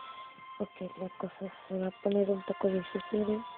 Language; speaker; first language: Spanish; native; Spanish